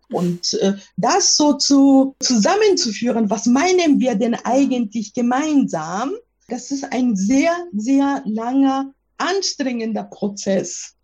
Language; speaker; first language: German; non-native, fluent; Japanese